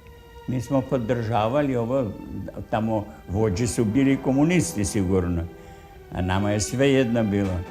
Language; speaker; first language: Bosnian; non-native, fluent; Russian